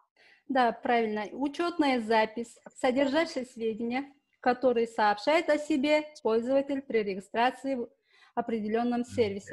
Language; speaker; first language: Russian; non-native, local second language; Kyrgyz